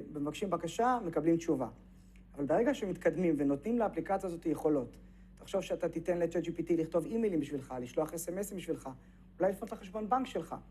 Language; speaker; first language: Hebrew; native; Hebrew